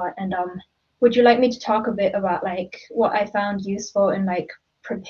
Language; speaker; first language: English; non-native, local second language; Cantonese